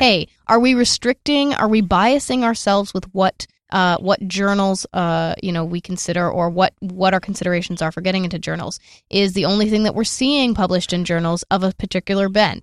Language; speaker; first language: English; native; English